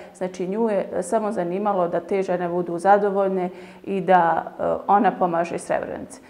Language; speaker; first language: Bosnian; native; Bosnian